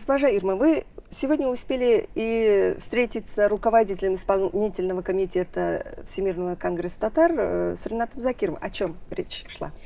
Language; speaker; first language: Russian; native; Russian